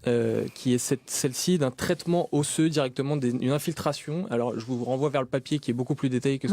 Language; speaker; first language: French; native; French